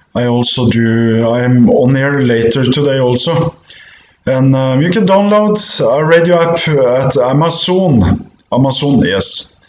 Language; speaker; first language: English; non-native, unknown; Norwegian